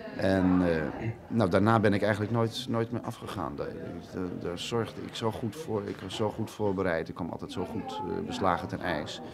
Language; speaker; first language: Dutch; native; Dutch